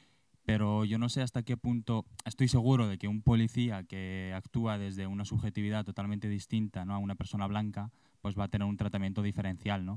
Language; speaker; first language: Spanish; native; Spanish